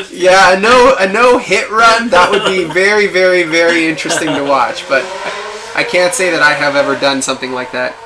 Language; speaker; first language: English; native; English